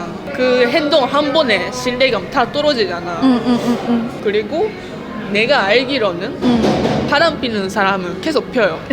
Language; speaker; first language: Korean; non-native, fluent; Japanese